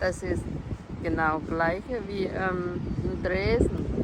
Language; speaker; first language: German; non-native, learner; Thai